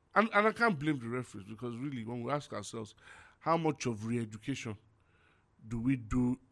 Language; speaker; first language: English; non-native, local second language; Yoruba